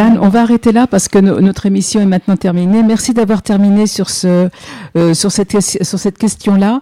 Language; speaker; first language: French; native; French